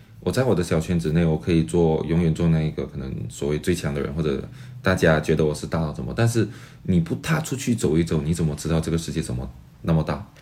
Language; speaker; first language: Chinese; native; Chinese